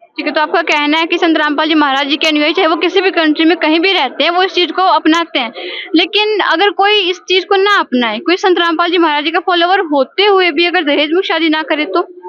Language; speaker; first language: Hindi; native; Hindi